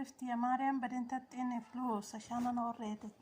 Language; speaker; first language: Arabic; non-native, learner; Oromo